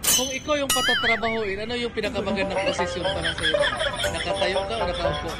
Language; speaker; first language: Filipino; non-native, local second language; Cebuano